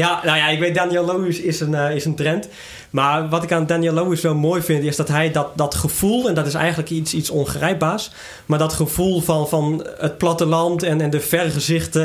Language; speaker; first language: Dutch; native; Dutch